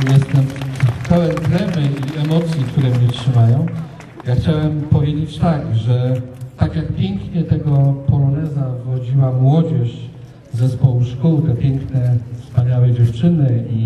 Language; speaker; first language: Polish; native; Polish